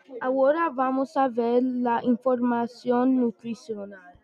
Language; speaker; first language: Spanish; non-native, learner; English